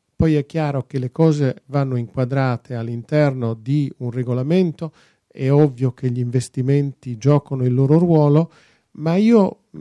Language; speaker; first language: Italian; non-native, fluent; Dutch